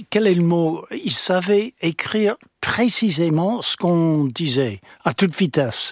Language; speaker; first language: French; non-native, fluent; English